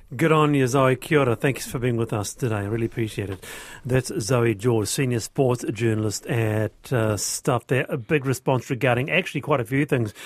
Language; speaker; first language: English; native; English